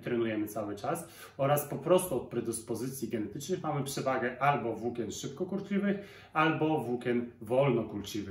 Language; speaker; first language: Polish; native; Polish